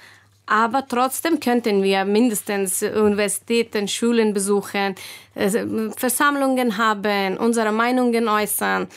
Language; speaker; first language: German; non-native, learner; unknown